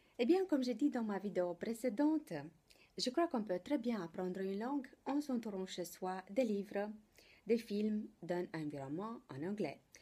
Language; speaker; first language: French; non-native, fluent; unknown